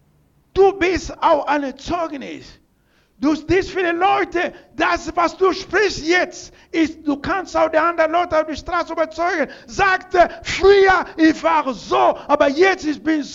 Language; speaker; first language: German; non-native, learner; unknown